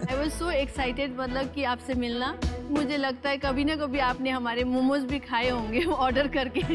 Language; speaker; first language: Hindi; non-native, local second language; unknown